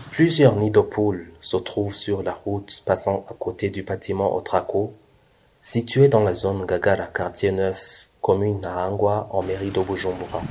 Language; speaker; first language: French; non-native, local second language; Rundi